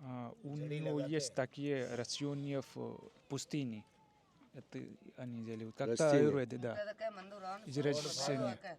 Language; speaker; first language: Russian; non-native, learner; Hindi